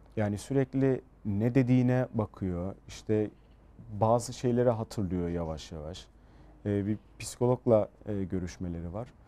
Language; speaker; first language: Turkish; early bilingual, heritage; Turkish